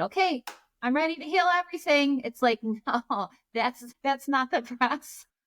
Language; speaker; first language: English; native; English